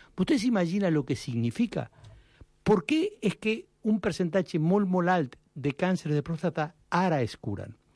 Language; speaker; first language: Catalan; non-native, fluent; Spanish